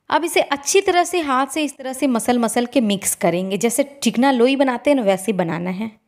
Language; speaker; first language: Hindi; native; Hindi